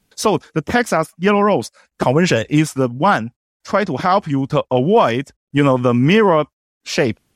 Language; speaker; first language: English; non-native, fluent; Chinese